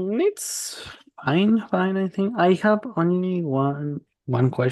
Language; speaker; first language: English; non-native, learner; Spanish